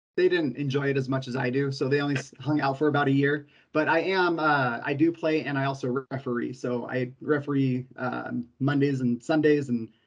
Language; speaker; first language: English; native; English